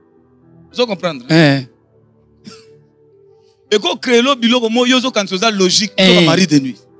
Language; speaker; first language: French; non-native, local second language; Lingala